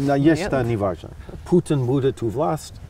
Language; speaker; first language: Russian; non-native, fluent; English